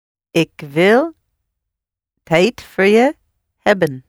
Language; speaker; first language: Dutch; non-native, learner; English